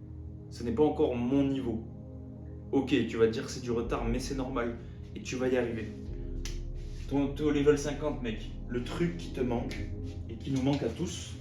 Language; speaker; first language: French; native; French